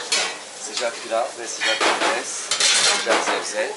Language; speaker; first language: Turkish; native; Turkish